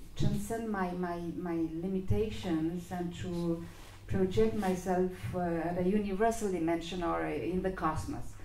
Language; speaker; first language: English; non-native, fluent; Romanian